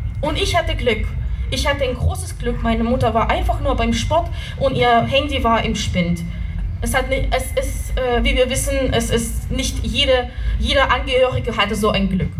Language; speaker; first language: German; non-native, fluent; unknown